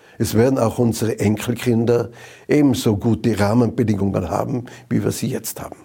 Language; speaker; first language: German; native; German